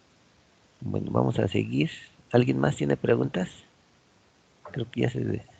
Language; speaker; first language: Spanish; native; Spanish